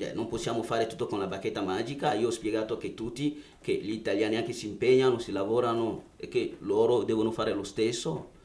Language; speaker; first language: Italian; non-native, fluent; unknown